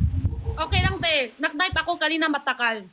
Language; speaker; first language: Filipino; non-native, learner; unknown